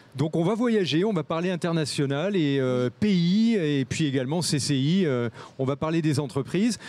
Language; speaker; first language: French; native; French